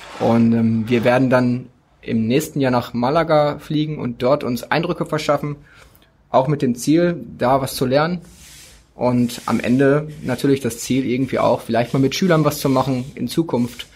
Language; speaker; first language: German; native; German